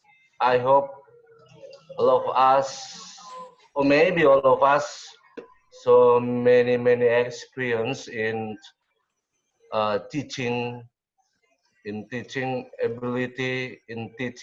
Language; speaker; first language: English; non-native, learner; Indonesian